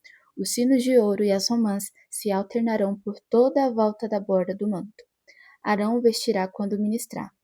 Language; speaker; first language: Portuguese; native; Portuguese